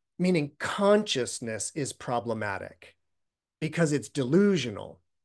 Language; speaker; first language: English; native; English